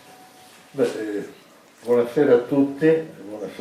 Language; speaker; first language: Italian; native; Italian